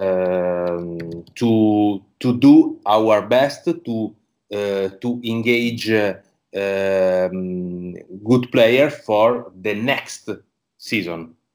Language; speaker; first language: English; non-native, learner; Italian